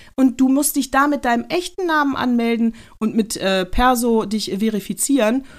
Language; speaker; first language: German; native; German